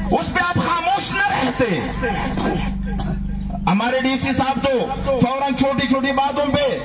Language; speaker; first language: Urdu; non-native, local second language; Pashto